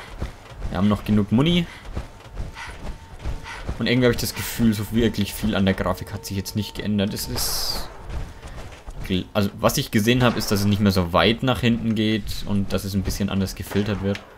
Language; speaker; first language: German; native; German